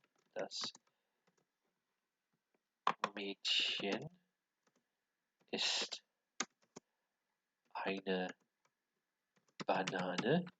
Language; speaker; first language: German; non-native, learner; English